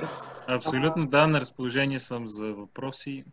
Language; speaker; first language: Bulgarian; native; Bulgarian